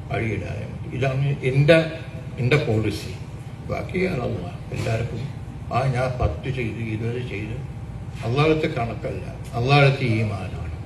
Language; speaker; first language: Malayalam; early bilingual, heritage; Malayalam